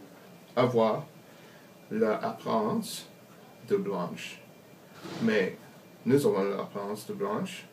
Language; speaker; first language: French; non-native, learner; English